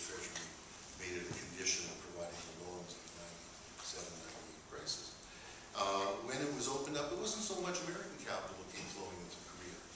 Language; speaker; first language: English; native; English